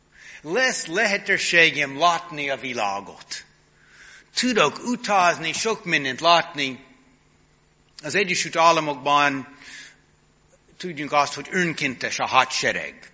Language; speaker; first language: Hungarian; non-native, fluent; English